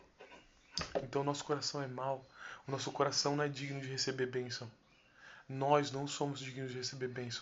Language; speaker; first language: Portuguese; native; Portuguese